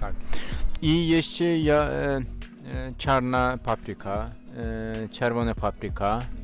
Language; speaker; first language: Polish; non-native, learner; Turkish